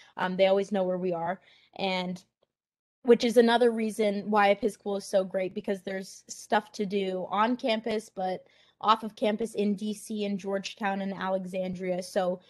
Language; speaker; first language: English; native; English